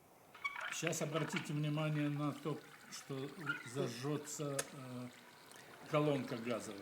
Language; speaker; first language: Russian; native; Russian